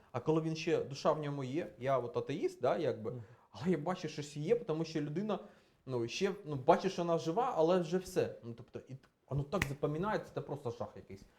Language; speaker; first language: Ukrainian; non-native, local second language; Russian